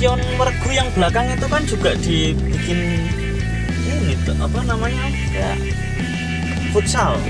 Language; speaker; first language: Indonesian; native; Indonesian